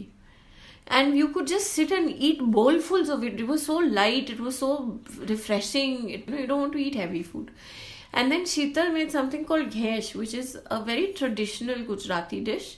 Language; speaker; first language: English; non-native, local second language; Gujarati